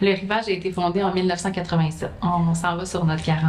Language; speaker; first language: French; native; French